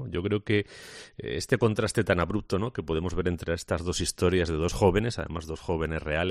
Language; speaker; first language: Spanish; native; Spanish